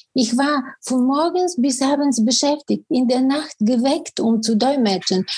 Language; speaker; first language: German; non-native, fluent; Bulgarian